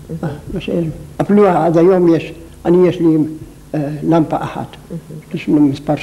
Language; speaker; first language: Hebrew; non-native, local second language; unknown